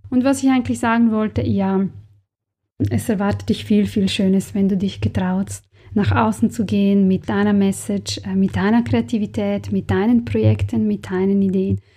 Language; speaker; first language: German; non-native, fluent; Serbian